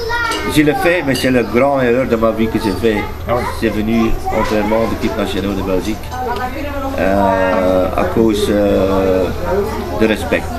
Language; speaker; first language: French; non-native, learner; Dutch